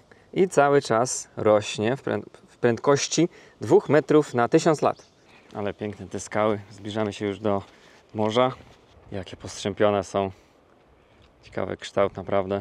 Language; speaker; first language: Polish; native; Polish